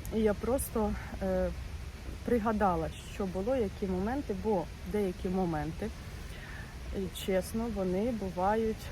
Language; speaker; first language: Ukrainian; native; Ukrainian